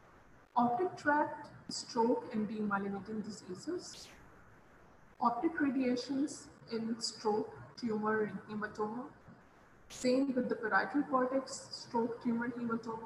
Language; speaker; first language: English; non-native, local second language; Hindi